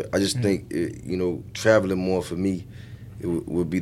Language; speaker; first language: English; native; English